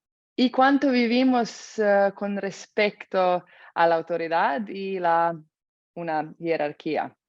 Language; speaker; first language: Spanish; non-native, fluent; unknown